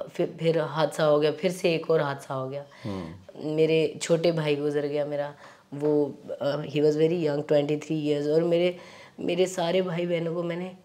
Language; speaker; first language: Hindi; native; Hindi